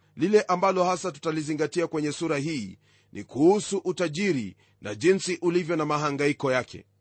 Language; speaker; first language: Swahili; non-native, local second language; Luyia